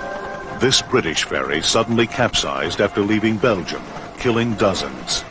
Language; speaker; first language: English; native; English